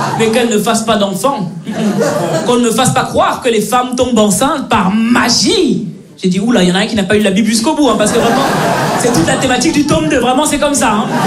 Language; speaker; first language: French; native; French